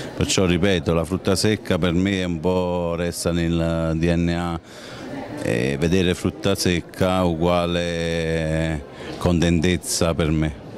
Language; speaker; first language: Italian; native; Italian